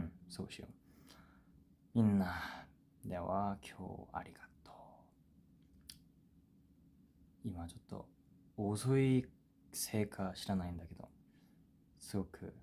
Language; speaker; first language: Japanese; non-native, fluent; Korean